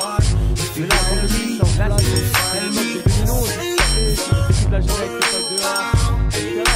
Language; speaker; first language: French; native; French